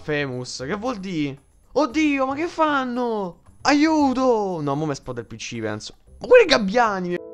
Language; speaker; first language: Italian; native; Italian